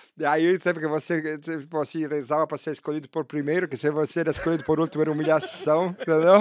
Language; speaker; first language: Portuguese; non-native, fluent; Italian